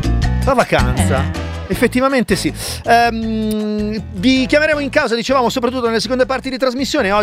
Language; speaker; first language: Italian; native; Italian